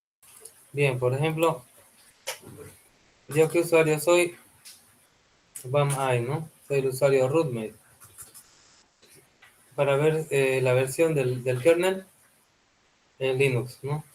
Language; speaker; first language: Spanish; native; Spanish